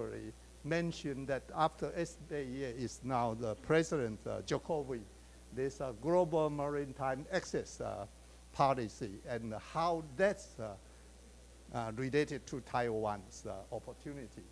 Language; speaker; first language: English; non-native, fluent; Chinese